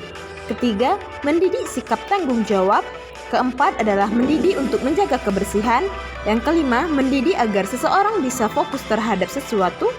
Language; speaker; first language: Indonesian; native; Indonesian